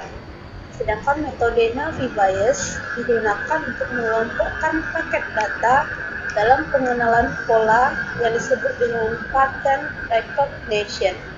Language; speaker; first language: Indonesian; native; Indonesian